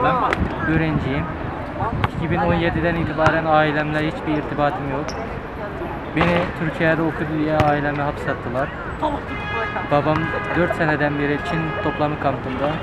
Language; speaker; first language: Turkish; non-native, local second language; Uyghur